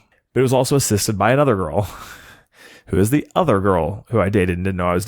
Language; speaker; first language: English; native; English